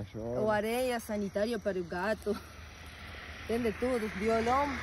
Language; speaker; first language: Portuguese; non-native, learner; Spanish